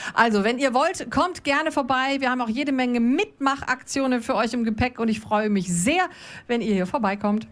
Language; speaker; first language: German; native; German